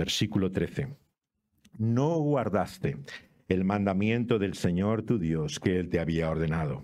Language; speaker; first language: Spanish; native; Spanish